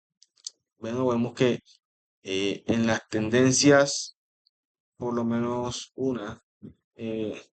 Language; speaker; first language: Spanish; native; Spanish